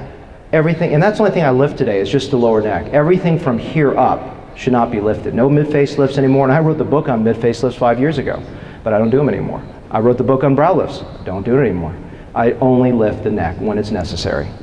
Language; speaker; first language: English; native; English